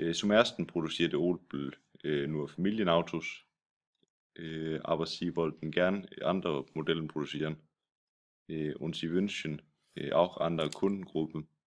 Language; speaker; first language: German; non-native, learner; Danish